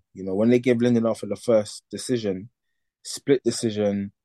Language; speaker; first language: English; native; English